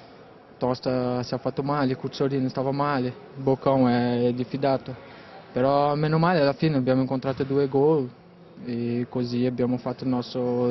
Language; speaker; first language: Italian; non-native, fluent; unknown